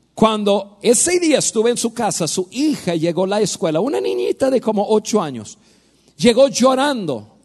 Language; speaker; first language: Spanish; non-native, fluent; English